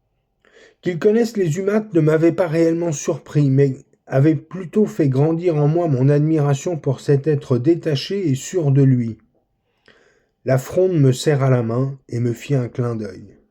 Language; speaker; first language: French; native; French